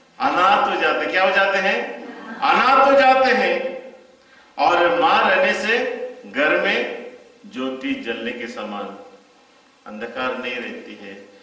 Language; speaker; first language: Hindi; non-native, local second language; Tamil